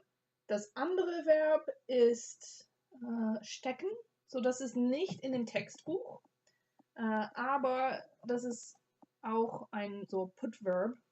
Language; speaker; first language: German; non-native, fluent; English